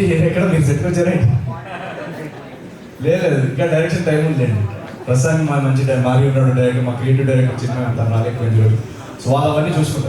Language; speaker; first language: Telugu; native; Telugu